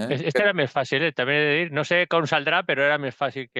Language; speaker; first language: Catalan; non-native, local second language; Spanish